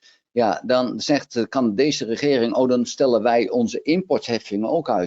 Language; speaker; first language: Dutch; native; Dutch